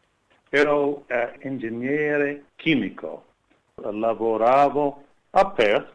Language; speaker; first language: Italian; non-native, learner; English